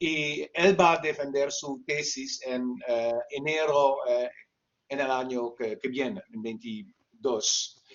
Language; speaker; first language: Spanish; non-native, learner; Dutch